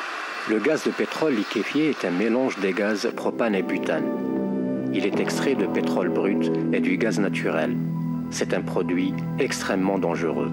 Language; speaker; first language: French; non-native, local second language; Arabic